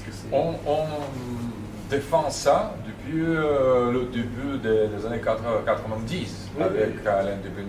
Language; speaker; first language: French; non-native, fluent; Russian